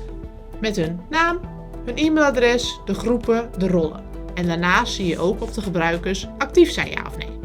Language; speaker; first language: Dutch; native; Dutch